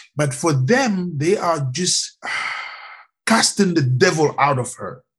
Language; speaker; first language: English; non-native, fluent; French